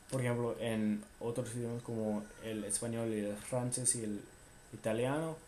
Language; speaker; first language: Spanish; non-native, fluent; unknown